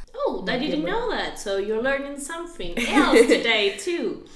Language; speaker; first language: English; non-native, fluent; Spanish